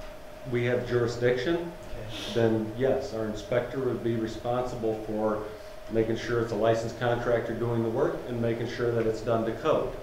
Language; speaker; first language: English; native; English